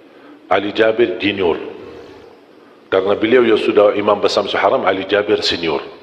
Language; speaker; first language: Indonesian; non-native, fluent; Arabic